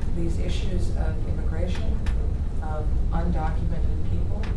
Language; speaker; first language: English; native; English